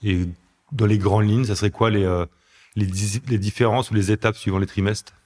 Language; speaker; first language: French; native; French